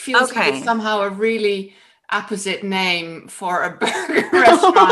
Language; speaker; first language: English; non-native, fluent; Dutch